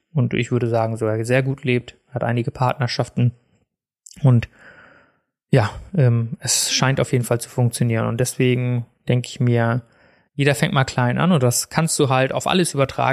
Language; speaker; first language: German; native; German